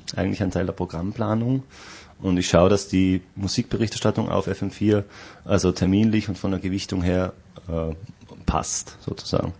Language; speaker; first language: German; native; German